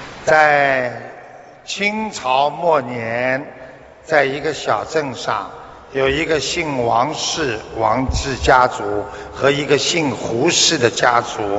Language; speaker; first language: Chinese; native; Chinese